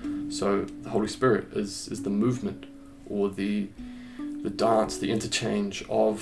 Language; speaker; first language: English; native; English